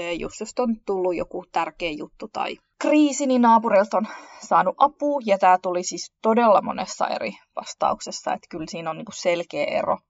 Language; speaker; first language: Finnish; early bilingual, other home language; Kurdish